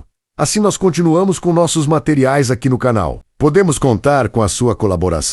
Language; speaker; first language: Portuguese; native; Portuguese